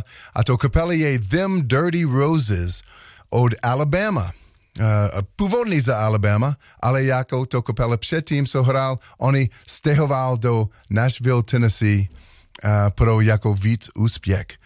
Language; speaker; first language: Czech; non-native, learner; English